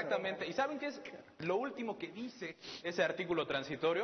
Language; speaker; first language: Spanish; native; Spanish